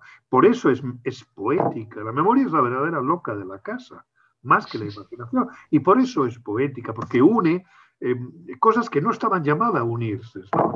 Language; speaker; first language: Spanish; native; Spanish